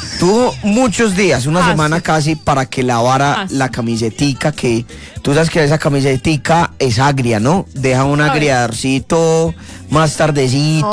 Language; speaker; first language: Spanish; native; Spanish